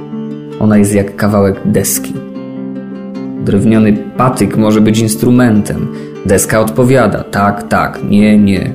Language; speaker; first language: Polish; native; Polish